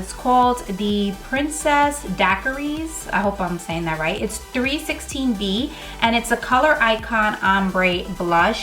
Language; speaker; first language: English; native; English